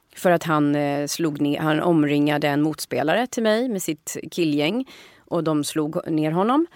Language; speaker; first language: Swedish; native; Swedish